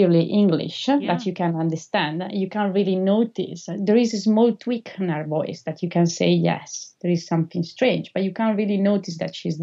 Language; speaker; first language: English; non-native, fluent; Italian